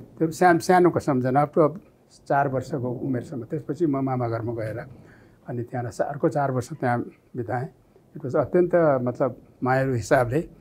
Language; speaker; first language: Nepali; native; Nepali